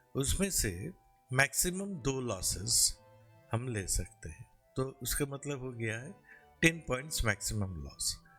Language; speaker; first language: Hindi; non-native, local second language; Bangla